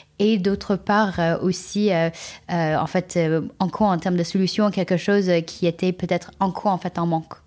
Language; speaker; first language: French; non-native, fluent; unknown